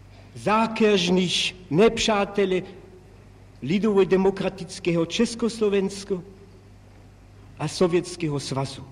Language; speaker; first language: Czech; non-native, fluent; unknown